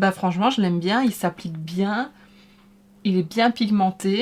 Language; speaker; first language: French; native; French